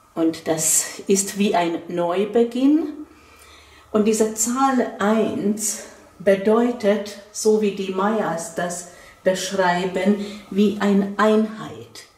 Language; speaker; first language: German; non-native, fluent; Hungarian